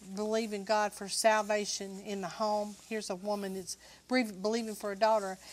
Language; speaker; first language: English; native; English